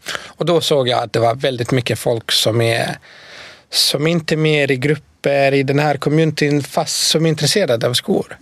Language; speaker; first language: Swedish; non-native, fluent; Bosnian